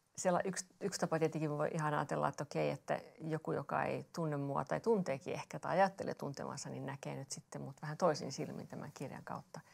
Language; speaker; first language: Finnish; native; Finnish